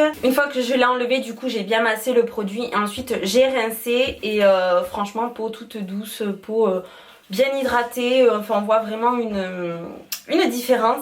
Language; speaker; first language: French; native; French